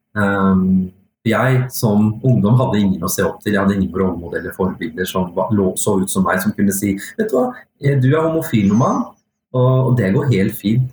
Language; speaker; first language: Norwegian; early bilingual, other home language; Urdu